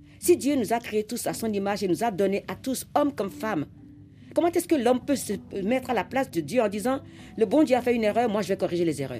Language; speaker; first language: French; non-native, local second language; Fon